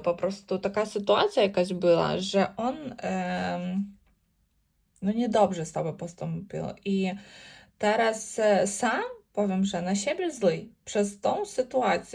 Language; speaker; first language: Polish; non-native, learner; Ukrainian